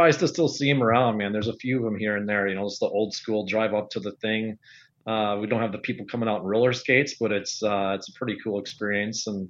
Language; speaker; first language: English; native; English